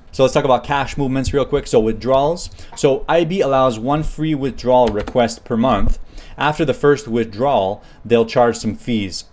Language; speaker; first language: English; native; English